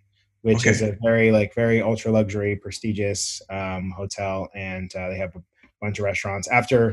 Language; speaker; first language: English; native; English